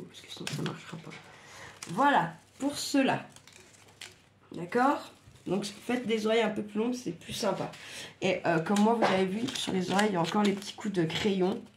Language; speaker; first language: French; native; French